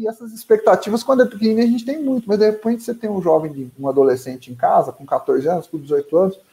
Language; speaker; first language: Portuguese; native; Portuguese